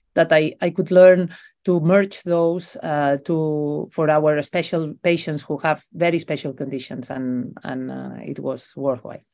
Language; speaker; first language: English; non-native, fluent; Spanish